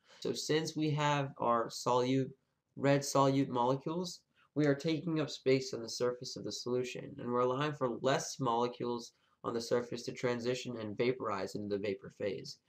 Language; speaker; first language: English; native; English